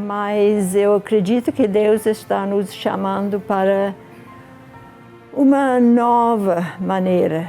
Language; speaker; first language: Portuguese; non-native, fluent; English